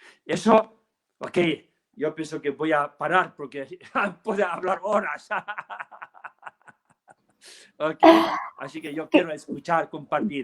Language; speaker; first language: Spanish; non-native, learner; Tibetan